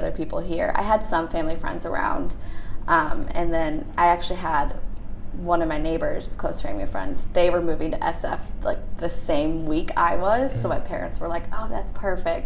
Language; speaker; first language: English; native; English